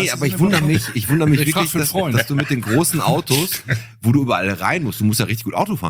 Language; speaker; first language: German; native; German